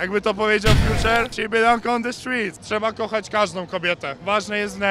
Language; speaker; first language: Polish; native; Polish